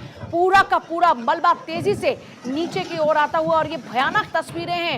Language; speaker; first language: Hindi; native; Hindi